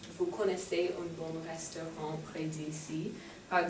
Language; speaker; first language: French; non-native, fluent; English